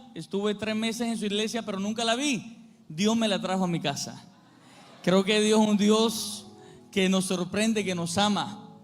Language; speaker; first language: Spanish; native; Spanish